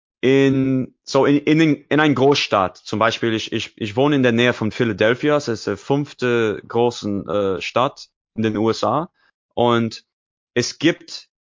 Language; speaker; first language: German; non-native, learner; English